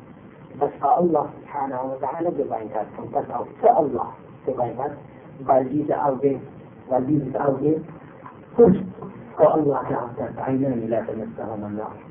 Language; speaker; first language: German; non-native, fluent; Arabic